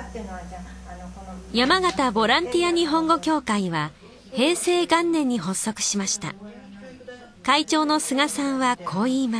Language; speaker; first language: Japanese; native; Japanese